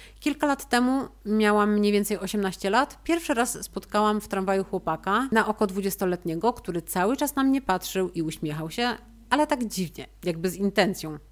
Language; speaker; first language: Polish; native; Polish